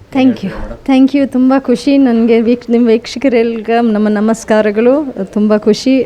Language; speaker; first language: Kannada; non-native, learner; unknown